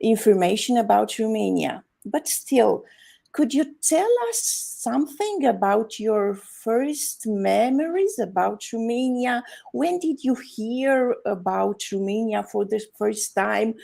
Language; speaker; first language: English; non-native, fluent; Romanian